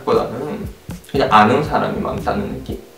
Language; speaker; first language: Korean; non-native, fluent; Japanese